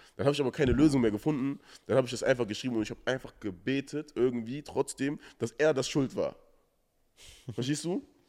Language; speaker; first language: German; native; German